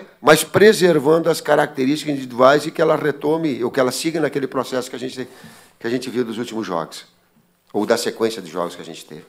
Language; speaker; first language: Portuguese; native; Portuguese